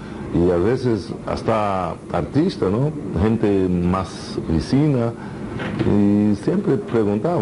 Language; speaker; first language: Spanish; non-native, fluent; Portuguese